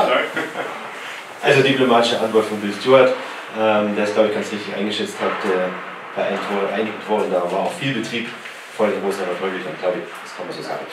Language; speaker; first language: German; native; German